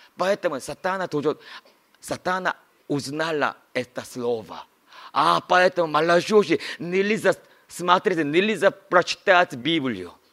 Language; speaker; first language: Russian; non-native, learner; Korean